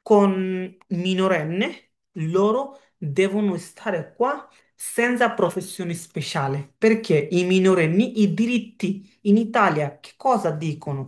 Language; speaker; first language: Italian; non-native, learner; Bangla